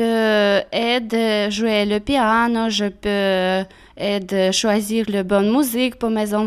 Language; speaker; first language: French; non-native, learner; Russian